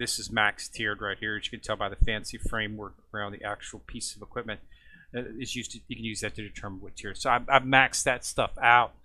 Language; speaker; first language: English; native; English